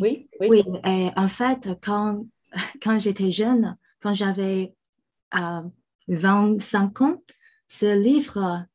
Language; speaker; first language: French; non-native, fluent; Chinese